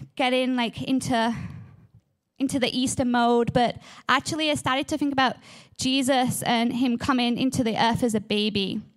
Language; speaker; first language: English; native; English